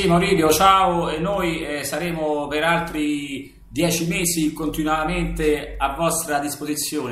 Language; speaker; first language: Italian; native; Italian